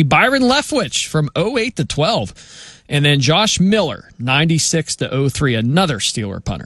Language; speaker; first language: English; native; English